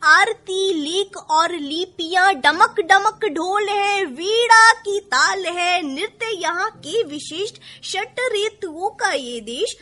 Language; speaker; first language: Hindi; native; Hindi